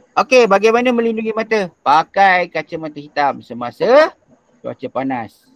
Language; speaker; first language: Malay; native; Malay